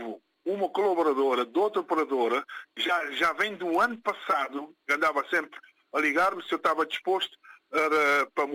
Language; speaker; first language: Portuguese; non-native, local second language; Kabuverdianu